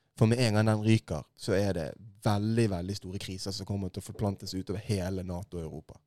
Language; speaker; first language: Norwegian; native; Norwegian